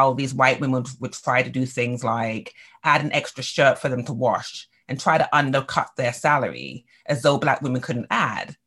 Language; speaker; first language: English; native; English